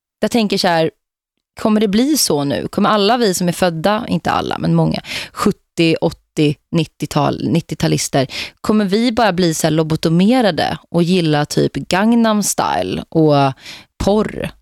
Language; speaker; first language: Swedish; native; Swedish